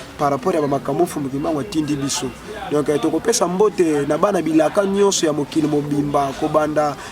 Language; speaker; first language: Lingala; non-native, local second language; Kongo